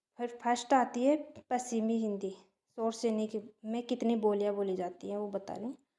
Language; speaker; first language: Hindi; native; Hindi